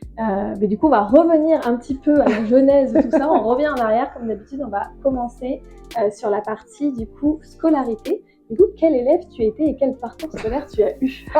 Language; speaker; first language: French; native; French